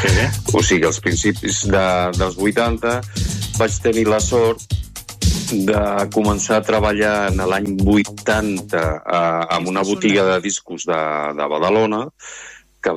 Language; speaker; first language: Catalan; native; Catalan